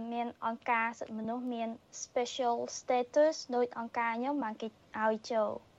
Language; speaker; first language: Khmer; early bilingual, heritage; Khmer